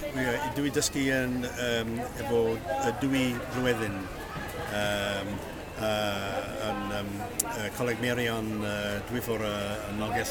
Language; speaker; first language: Welsh; non-native, learner; English